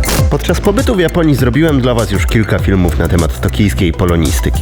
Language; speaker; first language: Polish; native; Polish